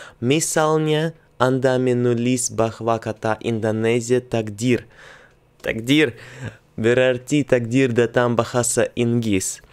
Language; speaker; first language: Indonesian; non-native, learner; Russian